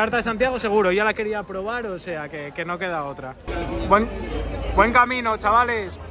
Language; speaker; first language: Spanish; native; Spanish